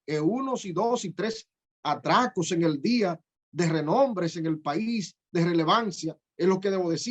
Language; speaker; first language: Spanish; native; Spanish